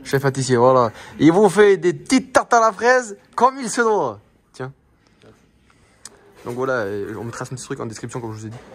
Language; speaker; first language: French; native; French